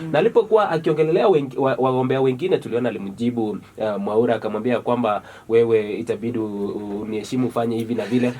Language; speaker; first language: Swahili; non-native, local second language; Gusii